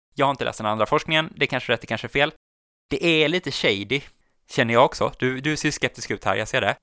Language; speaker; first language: Swedish; native; Swedish